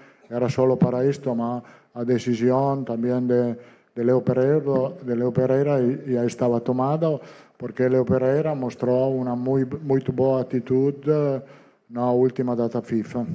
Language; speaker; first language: Spanish; non-native, fluent; Italian